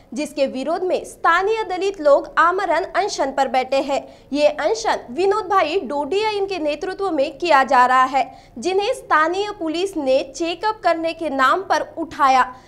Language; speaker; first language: Hindi; non-native, local second language; Marathi